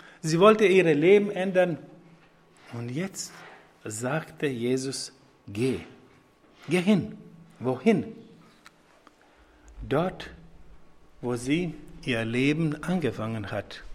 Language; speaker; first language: German; non-native, fluent; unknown